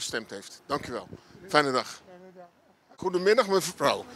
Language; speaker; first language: Dutch; native; Dutch